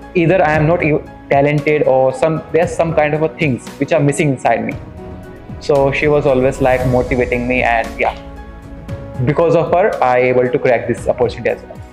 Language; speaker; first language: English; non-native, local second language; Hindi